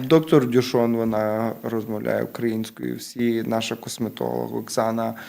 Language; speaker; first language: Ukrainian; native; Ukrainian